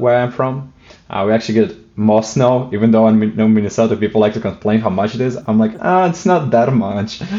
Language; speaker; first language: English; non-native, fluent; Russian